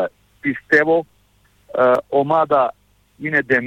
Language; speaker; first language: Greek; non-native, fluent; Serbian